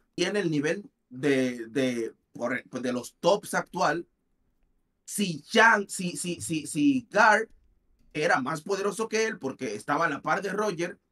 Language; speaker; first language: Spanish; native; Spanish